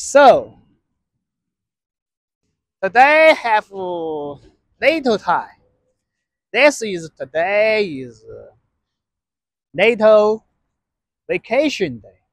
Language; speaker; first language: English; non-native, learner; Chinese